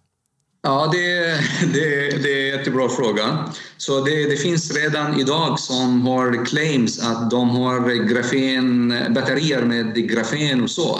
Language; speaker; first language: Swedish; non-native, fluent; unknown